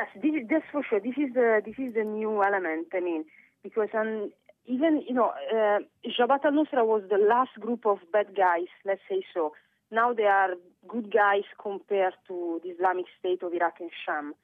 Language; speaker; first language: English; non-native, fluent; Italian